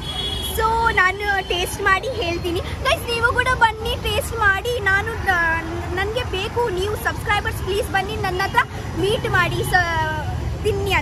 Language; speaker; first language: Kannada; non-native, local second language; Tulu